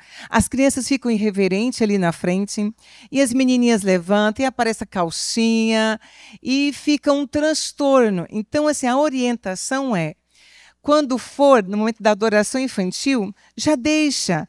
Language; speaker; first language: Portuguese; native; Portuguese